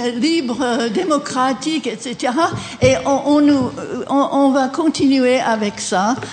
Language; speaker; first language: French; non-native, fluent; English